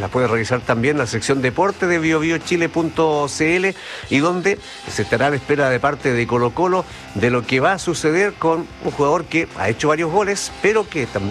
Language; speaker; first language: Spanish; native; Spanish